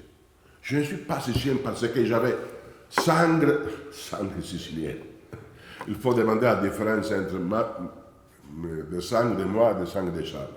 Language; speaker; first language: French; non-native, fluent; Italian